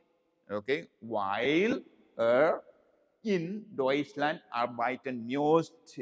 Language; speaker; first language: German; non-native, learner; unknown